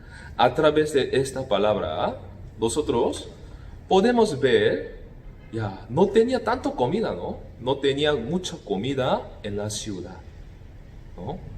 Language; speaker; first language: Spanish; non-native, fluent; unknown